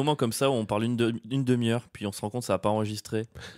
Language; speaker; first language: French; native; French